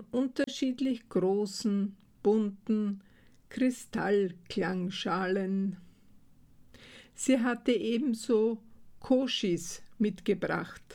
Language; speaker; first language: German; native; German